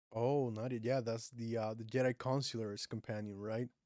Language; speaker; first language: English; non-native, fluent; Spanish